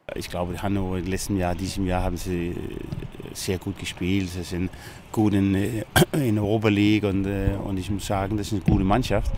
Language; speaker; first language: German; non-native, fluent; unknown